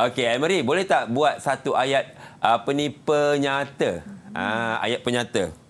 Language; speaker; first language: Malay; native; Malay